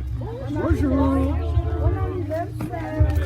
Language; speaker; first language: French; non-native, local second language; Malagasy